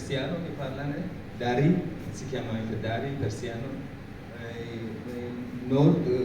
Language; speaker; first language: Italian; non-native, learner; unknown